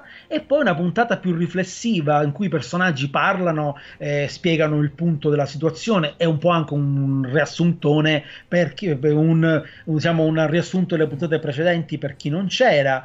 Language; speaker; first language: Italian; native; Italian